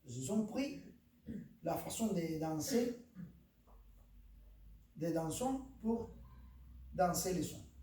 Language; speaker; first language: French; non-native, fluent; Spanish